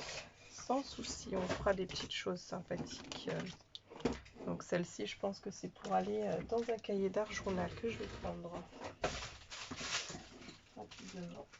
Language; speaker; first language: French; native; French